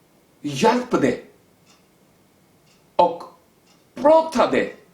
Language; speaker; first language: Swedish; non-native, learner; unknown